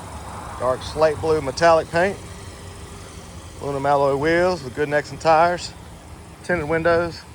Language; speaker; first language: English; native; English